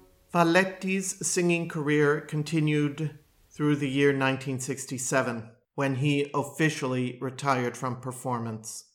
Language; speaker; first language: English; native; English